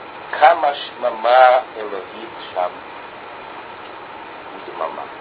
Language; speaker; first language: Hebrew; non-native, fluent; Russian